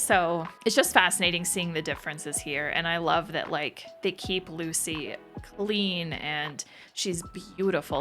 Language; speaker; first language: English; native; English